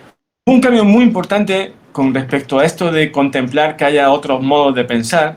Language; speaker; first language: Spanish; native; Spanish